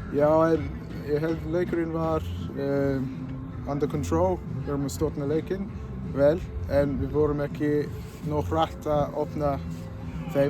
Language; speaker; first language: Icelandic; non-native, learner; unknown